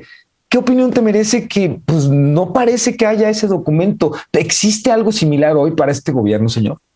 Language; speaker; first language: Spanish; native; Spanish